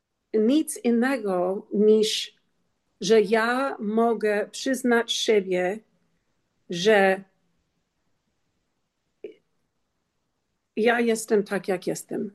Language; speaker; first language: Polish; non-native, learner; English